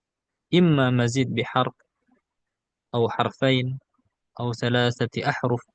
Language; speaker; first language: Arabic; non-native, fluent; Indonesian